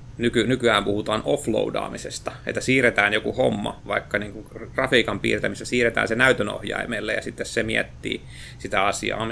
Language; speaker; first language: Finnish; native; Finnish